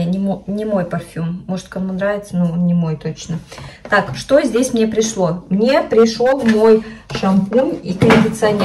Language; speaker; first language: Russian; native; Russian